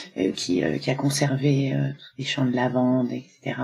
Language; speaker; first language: French; native; French